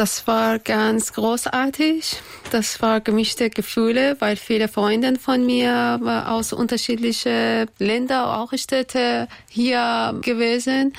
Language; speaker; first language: German; non-native, learner; Persian